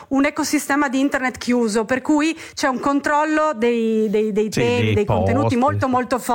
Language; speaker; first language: Italian; native; Italian